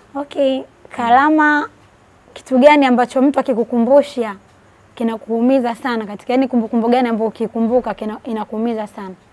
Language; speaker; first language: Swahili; native; Swahili